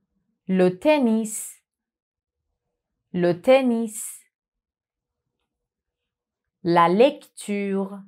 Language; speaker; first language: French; non-native, fluent; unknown